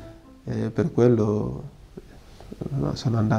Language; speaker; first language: Italian; non-native, learner; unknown